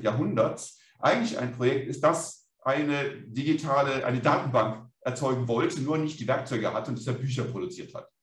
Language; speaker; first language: German; native; German